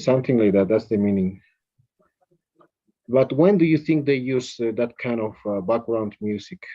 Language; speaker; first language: English; non-native, fluent; Spanish